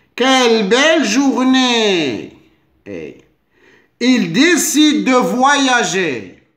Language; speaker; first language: French; non-native, local second language; Arabic